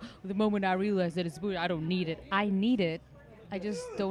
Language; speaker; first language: English; non-native, fluent; Hebrew